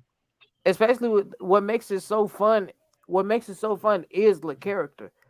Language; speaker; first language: English; native; English